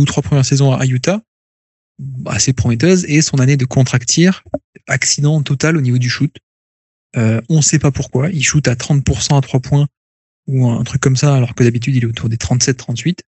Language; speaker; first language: French; native; French